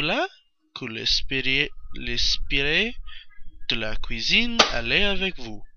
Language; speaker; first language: French; non-native, learner; English